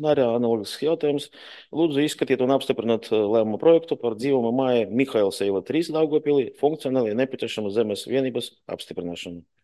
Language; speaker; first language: Latvian; non-native, local second language; Russian